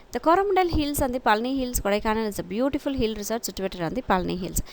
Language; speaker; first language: English; non-native, local second language; Tamil